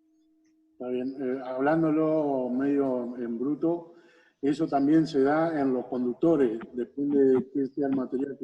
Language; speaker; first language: Spanish; native; Spanish